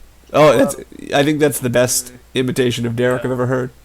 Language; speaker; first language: English; native; English